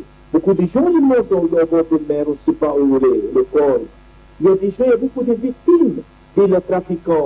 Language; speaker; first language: French; non-native, learner; Arabic